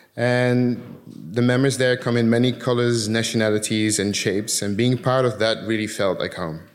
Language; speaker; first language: English; early bilingual, other home language; Dutch